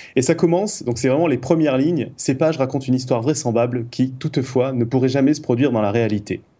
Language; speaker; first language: French; native; French